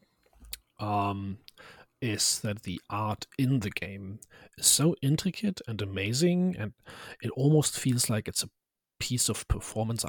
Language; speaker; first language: English; non-native, fluent; German